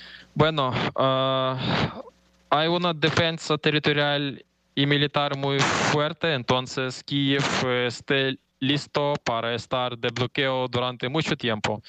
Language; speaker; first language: Spanish; non-native, fluent; Ukrainian